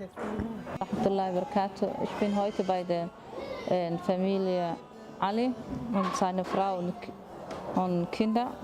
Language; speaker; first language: German; non-native, learner; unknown